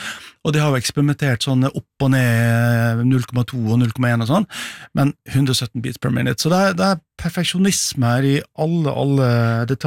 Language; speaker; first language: Norwegian; native; Norwegian